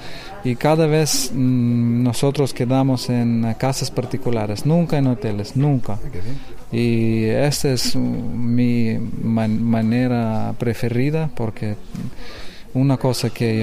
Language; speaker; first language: Spanish; non-native, learner; Lithuanian